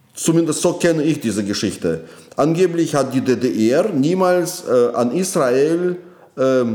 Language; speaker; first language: German; non-native, fluent; Russian